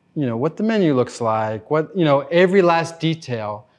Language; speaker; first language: English; native; English